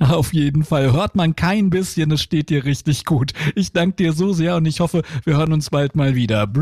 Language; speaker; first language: German; native; German